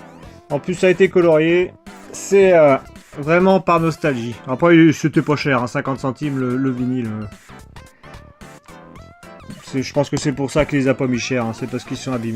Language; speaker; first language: French; native; French